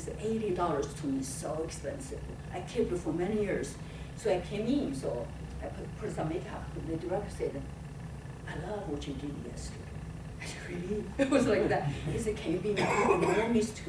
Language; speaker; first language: English; non-native, fluent; Chinese